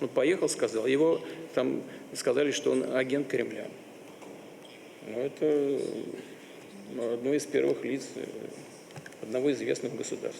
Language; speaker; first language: Russian; native; Russian